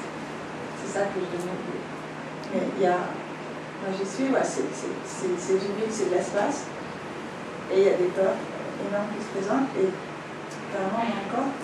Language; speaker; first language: French; native; French